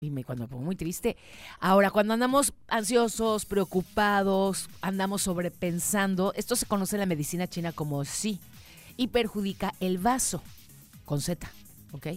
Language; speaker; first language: Spanish; native; Spanish